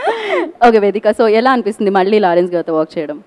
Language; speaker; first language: Telugu; native; Telugu